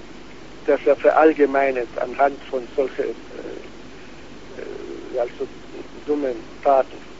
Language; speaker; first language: German; non-native, fluent; Arabic